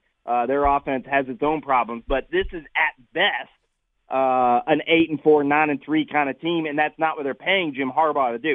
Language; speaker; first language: English; native; English